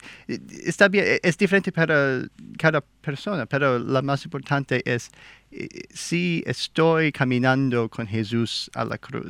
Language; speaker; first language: Spanish; non-native, learner; English